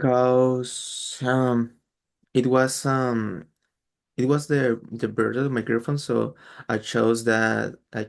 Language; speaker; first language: English; non-native, learner; Spanish